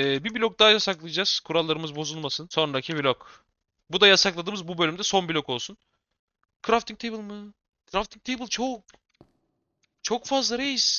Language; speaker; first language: Turkish; native; Turkish